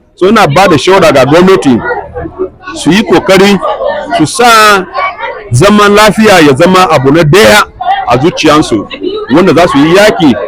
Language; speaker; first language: Hausa; non-native, local second language; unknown